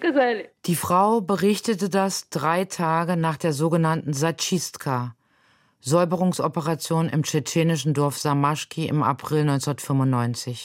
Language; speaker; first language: German; native; German